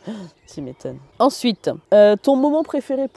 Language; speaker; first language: French; native; French